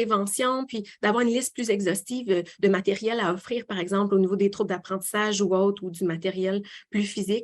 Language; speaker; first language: French; native; French